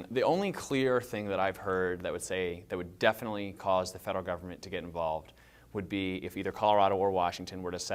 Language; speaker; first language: English; native; English